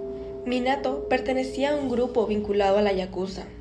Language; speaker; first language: Spanish; native; Spanish